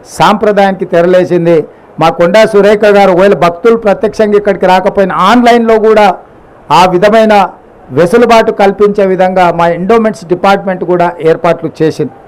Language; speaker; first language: Telugu; native; Telugu